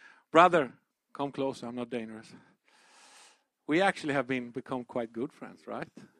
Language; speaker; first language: English; non-native, fluent; Swedish